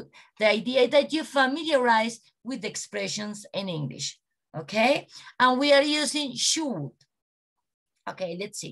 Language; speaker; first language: English; non-native, learner; Spanish